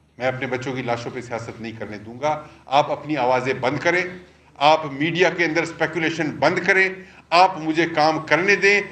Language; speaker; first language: Urdu; non-native, local second language; Pashto